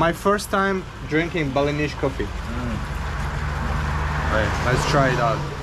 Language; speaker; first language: English; non-native, fluent; Azerbaijani